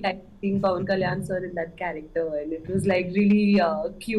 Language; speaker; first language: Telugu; non-native, learner; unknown